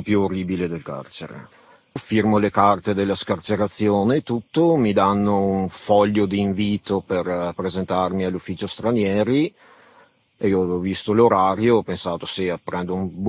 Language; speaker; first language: Italian; early bilingual, other home language; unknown